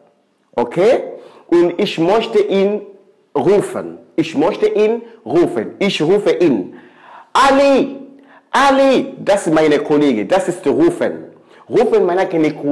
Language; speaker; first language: German; non-native, learner; Swahili